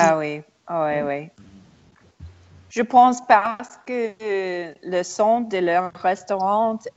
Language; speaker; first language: French; non-native, learner; English